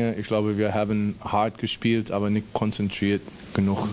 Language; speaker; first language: German; non-native, fluent; English